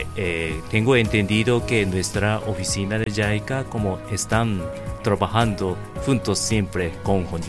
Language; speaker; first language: Spanish; non-native, learner; Japanese